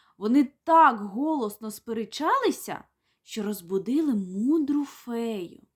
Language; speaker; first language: Ukrainian; native; Ukrainian